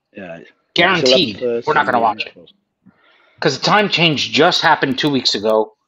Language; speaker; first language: English; native; English